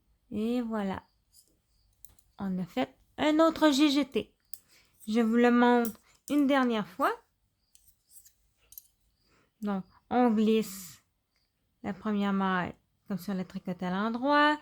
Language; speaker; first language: French; native; French